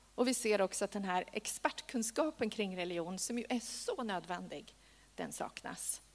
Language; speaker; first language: Swedish; native; Swedish